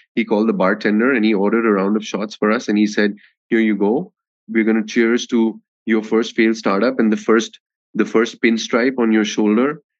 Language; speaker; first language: English; non-native, local second language; Hindi